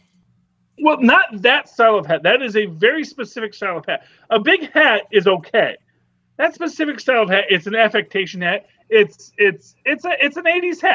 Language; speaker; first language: English; native; English